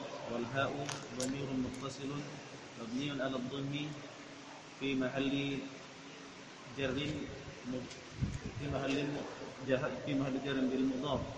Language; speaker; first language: Arabic; non-native, learner; Indonesian